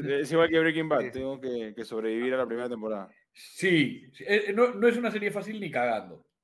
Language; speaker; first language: Spanish; native; Spanish